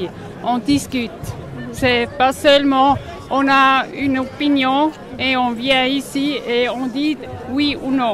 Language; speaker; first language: French; non-native, local second language; German